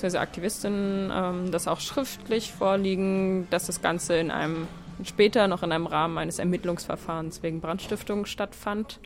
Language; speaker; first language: German; native; German